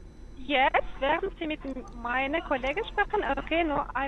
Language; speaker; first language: German; non-native, learner; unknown